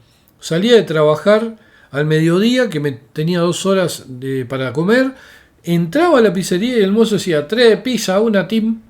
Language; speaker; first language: Spanish; native; Spanish